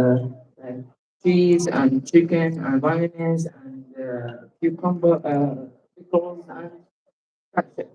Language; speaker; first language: English; non-native, learner; Arabic